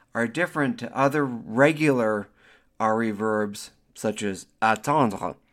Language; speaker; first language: English; native; English